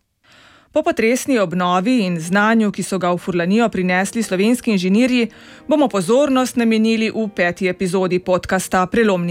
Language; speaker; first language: Slovenian; native; Slovenian